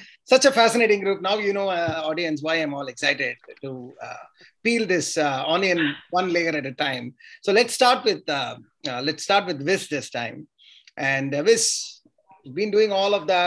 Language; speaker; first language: English; non-native, local second language; Tamil